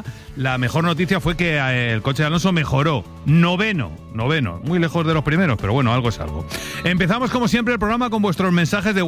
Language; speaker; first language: Spanish; native; Spanish